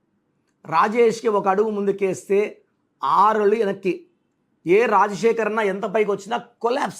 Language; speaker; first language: Telugu; native; Telugu